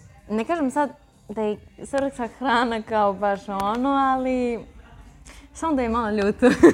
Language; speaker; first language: Croatian; non-native, learner; Chinese